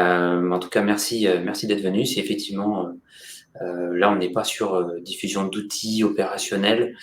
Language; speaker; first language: French; native; French